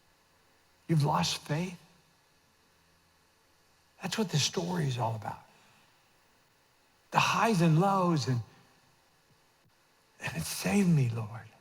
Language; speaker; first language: English; native; English